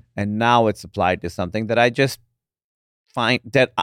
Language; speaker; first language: English; non-native, local second language; Urdu